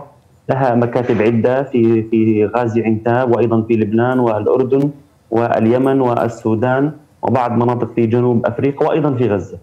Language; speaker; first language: Arabic; native; Arabic